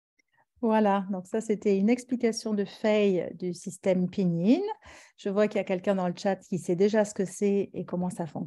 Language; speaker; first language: French; native; French